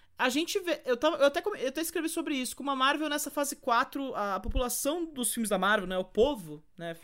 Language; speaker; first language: Portuguese; native; Portuguese